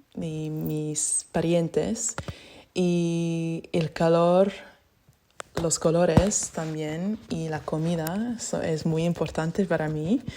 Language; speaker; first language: Spanish; early bilingual, other home language; English